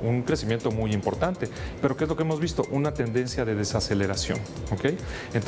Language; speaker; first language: Spanish; native; Spanish